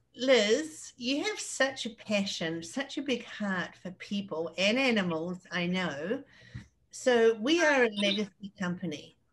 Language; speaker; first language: English; native; English